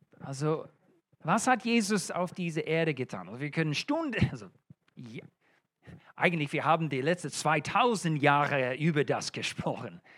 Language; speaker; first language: German; non-native, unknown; English